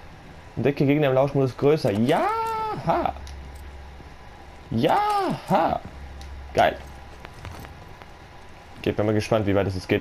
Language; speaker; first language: German; native; German